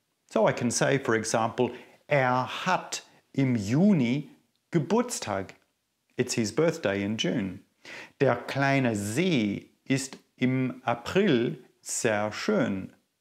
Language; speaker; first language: German; native; German